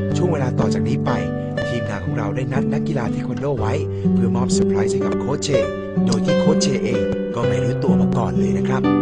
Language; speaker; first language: Thai; native; Thai